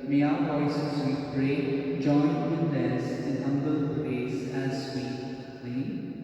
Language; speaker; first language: English; non-native, local second language; Konkani